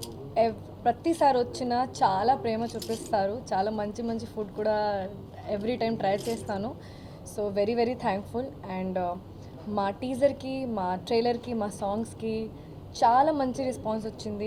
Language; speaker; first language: Telugu; non-native, fluent; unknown